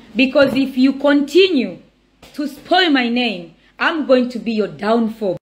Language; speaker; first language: English; non-native, local second language; Swahili